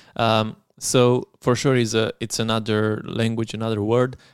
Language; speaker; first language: English; non-native, fluent; Romanian